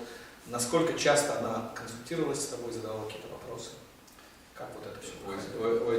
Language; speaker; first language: Russian; native; Russian